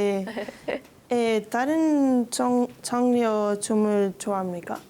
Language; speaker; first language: Korean; non-native, learner; Spanish